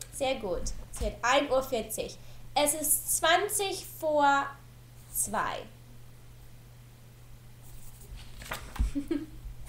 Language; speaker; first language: German; non-native, learner; English